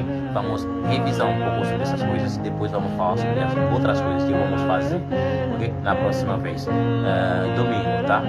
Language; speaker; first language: Portuguese; non-native, learner; Haitian Creole